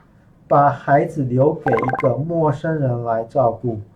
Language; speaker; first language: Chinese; non-native, fluent; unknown